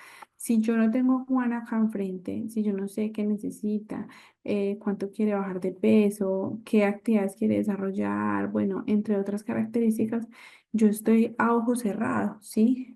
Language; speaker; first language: Spanish; native; Spanish